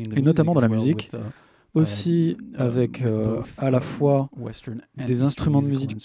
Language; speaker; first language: French; non-native, fluent; Arabic